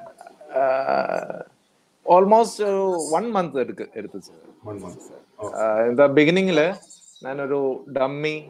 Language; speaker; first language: Tamil; non-native, learner; Malayalam